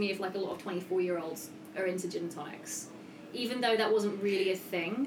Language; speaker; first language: English; native; English